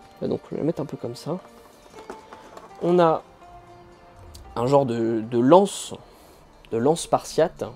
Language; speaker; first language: French; native; French